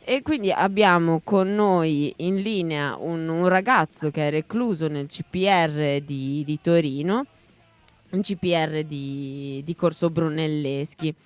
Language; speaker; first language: Italian; native; Italian